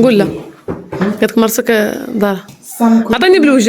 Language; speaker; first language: Arabic; native; Arabic